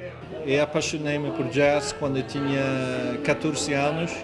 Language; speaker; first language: Portuguese; non-native, fluent; Swedish